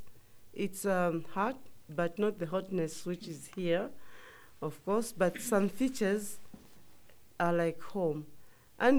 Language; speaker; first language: English; non-native, local second language; Nyanja